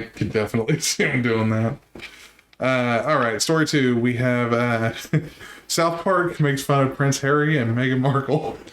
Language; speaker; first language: English; native; English